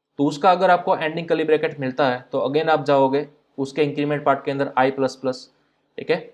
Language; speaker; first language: Hindi; non-native, local second language; Gujarati